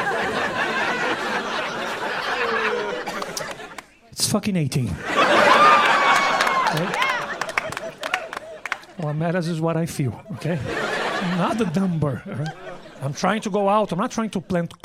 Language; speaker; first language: English; non-native, fluent; Portuguese